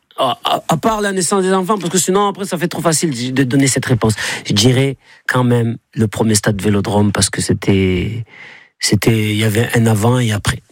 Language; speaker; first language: French; native; French